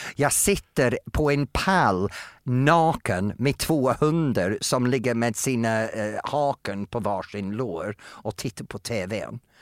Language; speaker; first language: Swedish; non-native, fluent; English